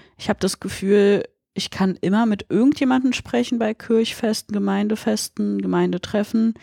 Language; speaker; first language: German; early bilingual, other home language; Polish